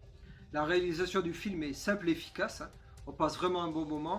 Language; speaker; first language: French; native; French